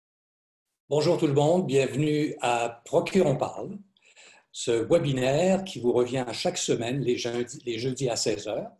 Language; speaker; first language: French; native; French